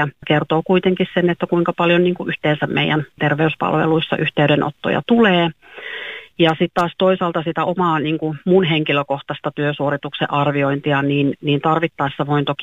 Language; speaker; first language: Finnish; native; Finnish